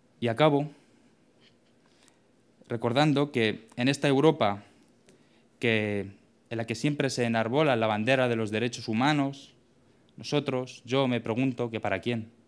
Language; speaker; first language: Spanish; native; Spanish